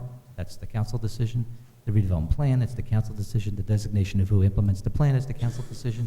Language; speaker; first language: English; native; English